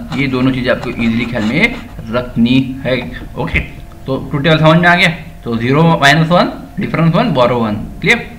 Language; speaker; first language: Hindi; non-native, local second language; Marathi